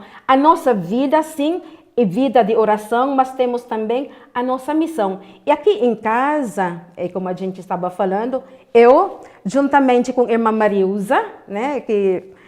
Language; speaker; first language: Portuguese; non-native, fluent; Filipino